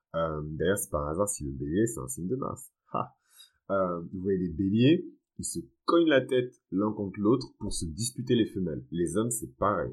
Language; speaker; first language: French; early bilingual, other home language; Fon